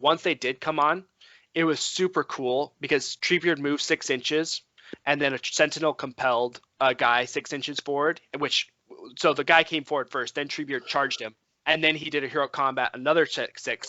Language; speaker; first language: English; native; English